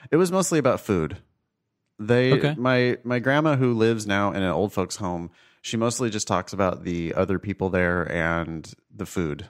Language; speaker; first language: English; native; English